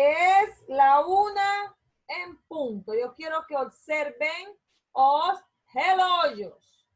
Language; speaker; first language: Spanish; non-native, learner; Portuguese